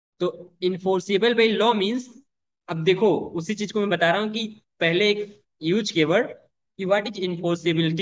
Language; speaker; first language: Hindi; native; Hindi